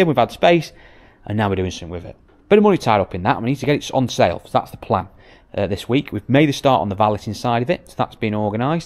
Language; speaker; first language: English; native; English